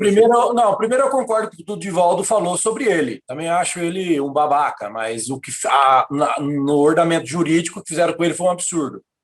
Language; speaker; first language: Portuguese; native; Portuguese